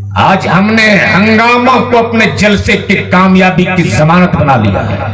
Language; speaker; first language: Hindi; native; Hindi